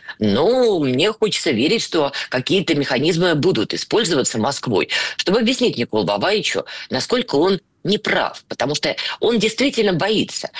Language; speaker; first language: Russian; native; Russian